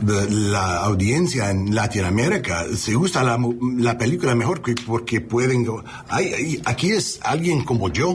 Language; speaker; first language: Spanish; non-native, learner; English